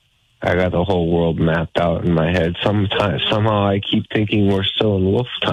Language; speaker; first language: English; native; English